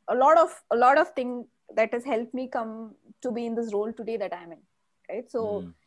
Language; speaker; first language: English; non-native, local second language; Malayalam